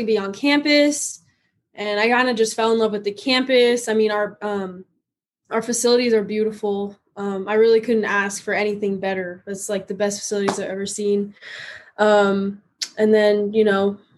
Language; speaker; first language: English; native; English